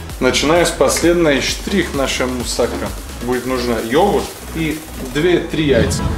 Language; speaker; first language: Russian; non-native, learner; Bulgarian